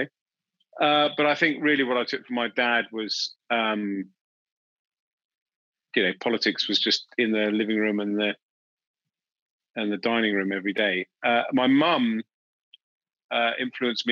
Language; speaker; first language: English; native; English